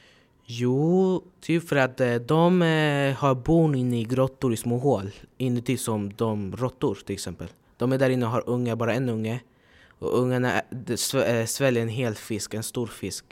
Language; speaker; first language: Swedish; early bilingual, other home language; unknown